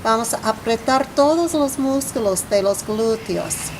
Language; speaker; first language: Spanish; non-native, fluent; English